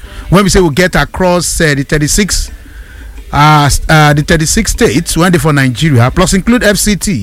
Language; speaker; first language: Nigerian Pidgin; non-native, local second language; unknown